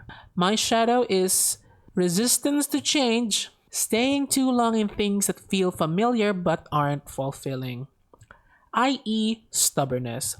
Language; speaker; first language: English; non-native, local second language; Filipino